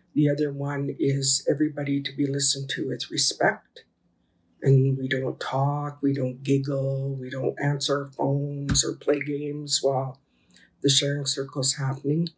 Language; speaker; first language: English; native; English